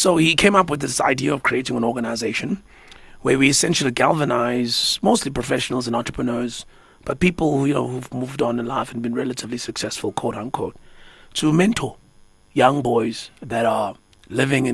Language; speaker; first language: English; non-native, local second language; Zulu